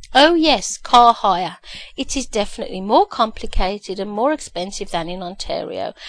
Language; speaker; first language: English; native; English